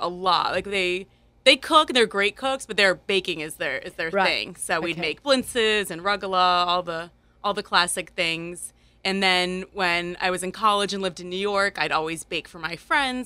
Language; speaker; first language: English; native; English